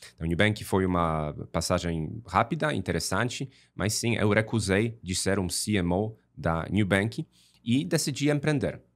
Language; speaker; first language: Portuguese; non-native, fluent; Polish